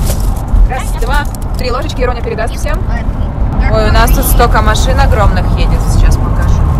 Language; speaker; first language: Russian; native; Russian